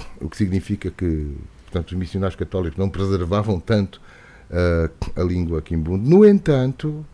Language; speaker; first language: Portuguese; native; Portuguese